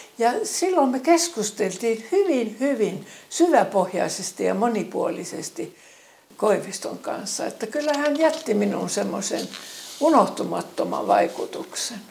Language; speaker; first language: Finnish; early bilingual, other home language; Estonian